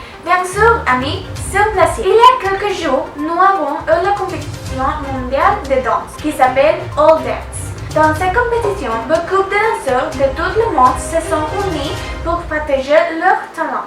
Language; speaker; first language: French; non-native, learner; Spanish